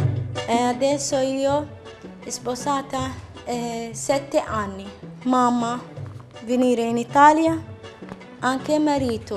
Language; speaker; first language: Italian; non-native, learner; Somali